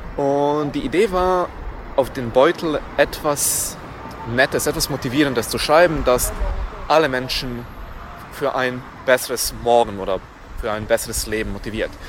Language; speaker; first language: German; non-native, fluent; Serbian